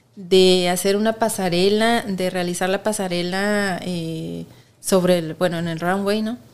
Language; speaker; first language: Spanish; native; Spanish